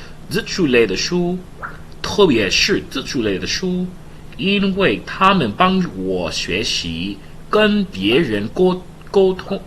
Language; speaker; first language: Chinese; non-native, learner; English